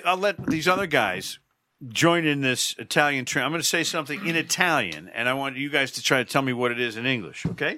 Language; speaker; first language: English; native; English